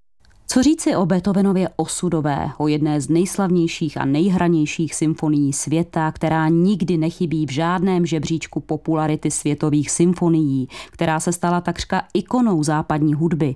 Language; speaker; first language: Czech; native; Czech